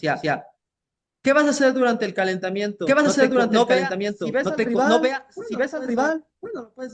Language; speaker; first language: Spanish; native; Spanish